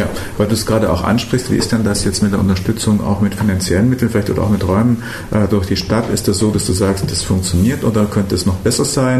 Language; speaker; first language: German; native; German